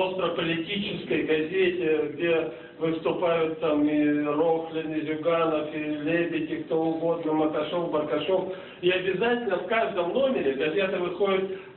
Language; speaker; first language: Russian; native; Russian